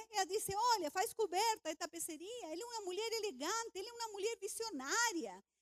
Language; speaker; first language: Portuguese; non-native, fluent; Spanish